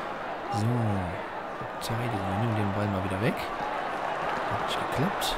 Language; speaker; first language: German; native; German